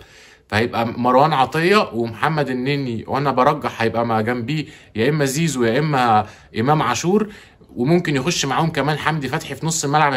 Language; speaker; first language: Arabic; native; Arabic